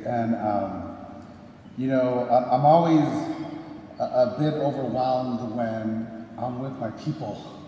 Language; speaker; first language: English; early bilingual, other home language; Spanish